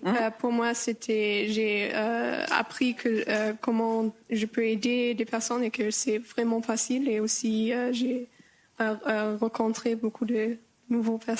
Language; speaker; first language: French; non-native, learner; German